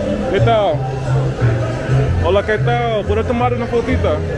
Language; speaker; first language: Spanish; non-native, learner; English